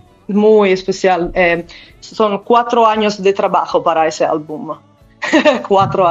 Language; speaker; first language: Spanish; non-native, learner; Italian